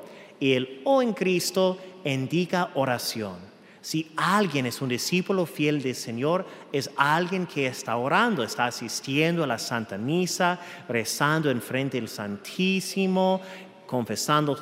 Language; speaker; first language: Spanish; non-native, fluent; English